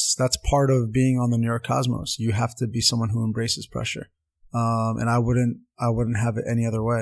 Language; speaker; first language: English; non-native, local second language; Armenian